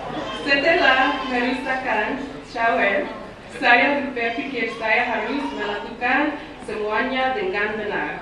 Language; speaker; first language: Indonesian; non-native, learner; English